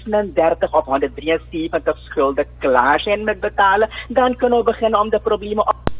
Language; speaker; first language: Dutch; native; Dutch